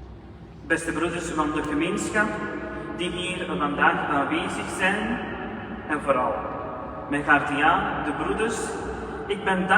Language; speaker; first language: Dutch; non-native, fluent; Urdu